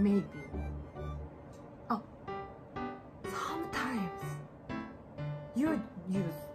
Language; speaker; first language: English; non-native, learner; Japanese